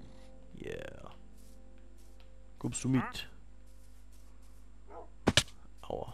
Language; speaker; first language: German; native; German